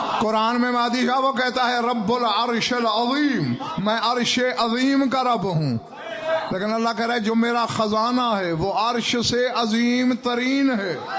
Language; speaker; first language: Urdu; non-native, local second language; Saraiki